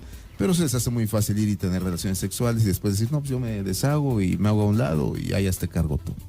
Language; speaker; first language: Spanish; native; Spanish